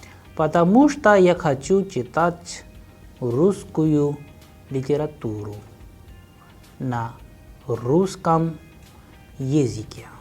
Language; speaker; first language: Russian; non-native, fluent; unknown